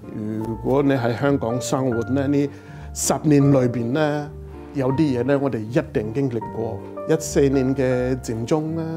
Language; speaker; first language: Cantonese; non-native, fluent; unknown